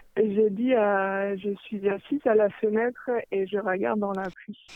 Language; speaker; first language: French; non-native, fluent; German